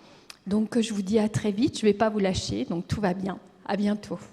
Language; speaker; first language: French; native; French